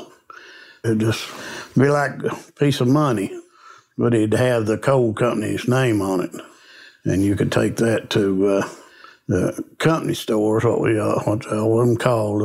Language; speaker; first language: English; native; English